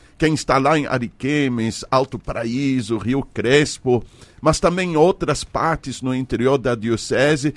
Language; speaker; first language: Portuguese; non-native, fluent; German